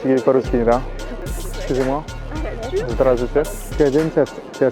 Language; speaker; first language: Russian; non-native, learner; French